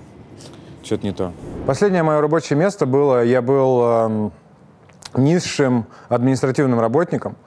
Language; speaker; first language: Russian; native; Russian